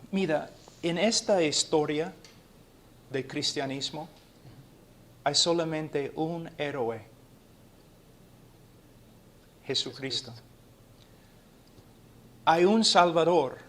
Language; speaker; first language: Spanish; non-native, fluent; English